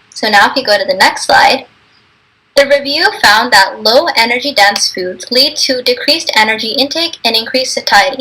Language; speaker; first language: English; native; English